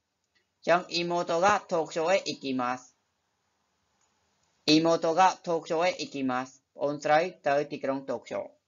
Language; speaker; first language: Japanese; non-native, fluent; Khmer